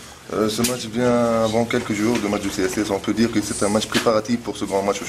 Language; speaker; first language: French; non-native, local second language; Arabic